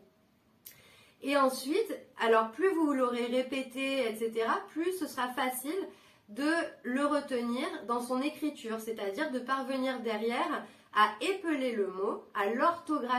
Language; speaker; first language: French; native; French